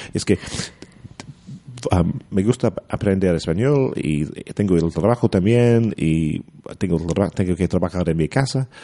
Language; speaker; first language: Spanish; non-native, learner; English